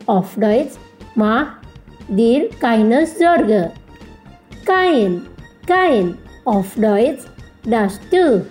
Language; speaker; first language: German; non-native, fluent; Indonesian